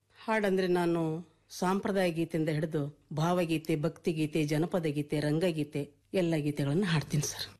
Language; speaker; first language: Kannada; native; Kannada